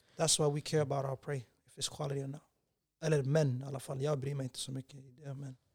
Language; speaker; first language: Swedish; early bilingual, other home language; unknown